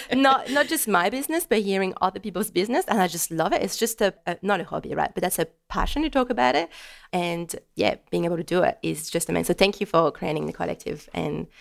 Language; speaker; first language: English; non-native, fluent; French